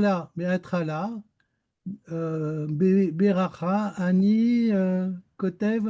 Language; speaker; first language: Hebrew; non-native, learner; French